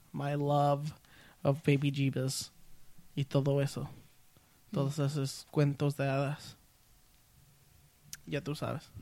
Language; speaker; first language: Spanish; early bilingual, heritage; Spanish